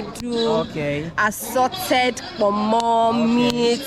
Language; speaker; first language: English; non-native, local second language; Yoruba